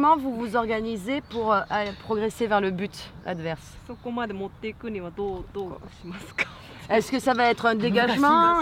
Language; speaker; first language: French; native; French